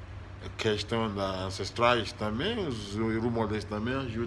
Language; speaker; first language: Portuguese; non-native, fluent; Yoruba